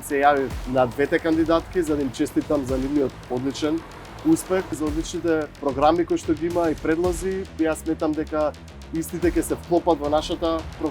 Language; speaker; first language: Macedonian; native; Macedonian